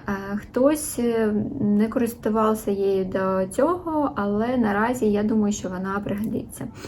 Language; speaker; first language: Ukrainian; non-native, local second language; Russian